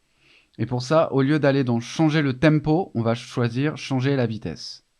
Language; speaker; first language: French; native; French